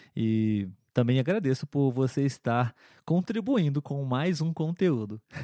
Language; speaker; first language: Portuguese; native; Portuguese